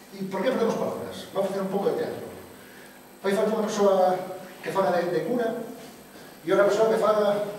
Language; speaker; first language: Galician; non-native, local second language; Spanish